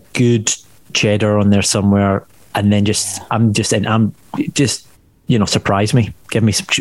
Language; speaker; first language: English; native; English